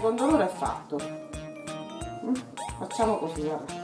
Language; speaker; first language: Italian; native; Italian